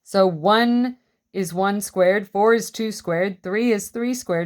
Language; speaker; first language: English; native; English